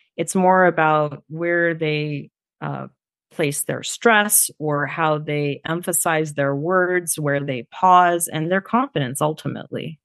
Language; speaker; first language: English; early bilingual, other home language; Armenian